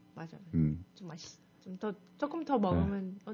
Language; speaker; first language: Korean; non-native, learner; English